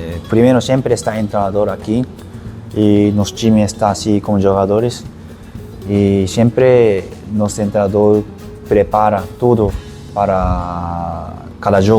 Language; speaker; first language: Portuguese; non-native, learner; Japanese